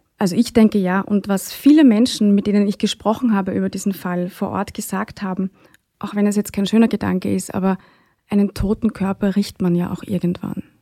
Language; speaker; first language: German; native; German